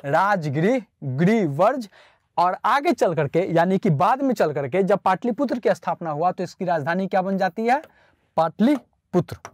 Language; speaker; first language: Hindi; native; Hindi